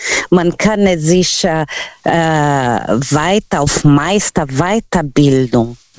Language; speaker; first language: German; non-native, local second language; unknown